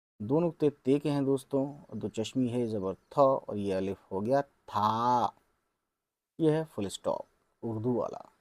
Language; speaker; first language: Hindi; native; Hindi